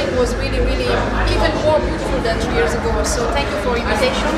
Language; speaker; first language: English; non-native, learner; Italian